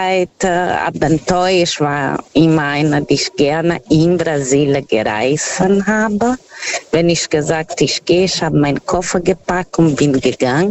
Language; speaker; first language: German; non-native, fluent; Portuguese